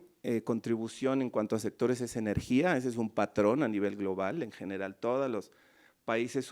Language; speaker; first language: Spanish; native; Spanish